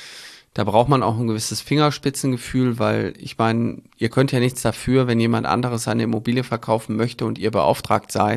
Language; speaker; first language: German; native; German